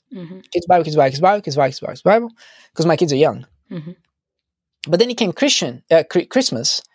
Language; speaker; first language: English; non-native, fluent; Portuguese